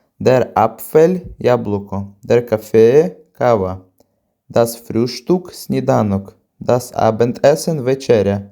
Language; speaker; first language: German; non-native, fluent; Ukrainian